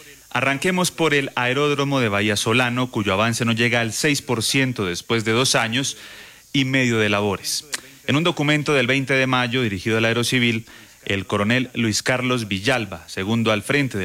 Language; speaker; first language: Spanish; native; Spanish